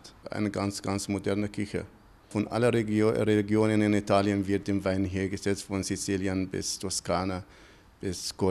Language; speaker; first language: German; non-native, fluent; Italian